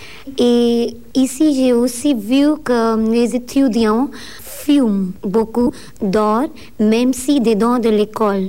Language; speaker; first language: French; non-native, learner; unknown